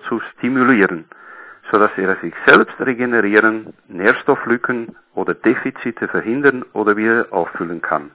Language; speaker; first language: German; native; German